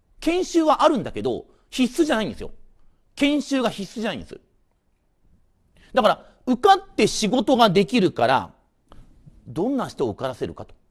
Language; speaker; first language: Japanese; native; Japanese